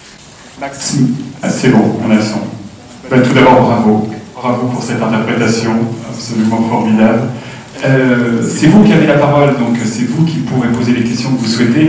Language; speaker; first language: French; native; French